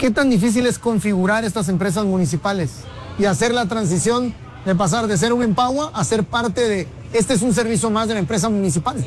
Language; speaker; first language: Spanish; native; Spanish